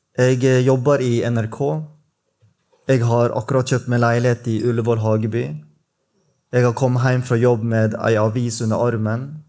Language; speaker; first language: Norwegian; native; Norwegian